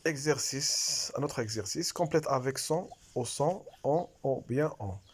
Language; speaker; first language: French; non-native, local second language; Arabic